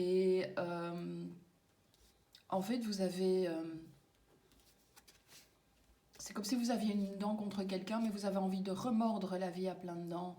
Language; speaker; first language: French; native; French